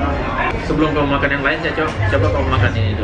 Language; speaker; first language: Indonesian; native; Indonesian